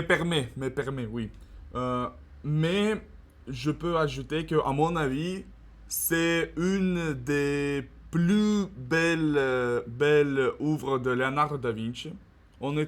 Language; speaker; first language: French; non-native, learner; Russian